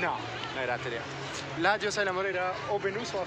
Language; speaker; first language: Spanish; non-native, fluent; French